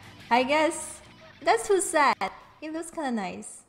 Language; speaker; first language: English; non-native, fluent; Chinese